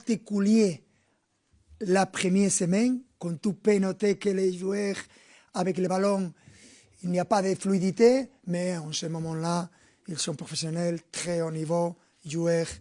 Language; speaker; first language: French; non-native, fluent; Spanish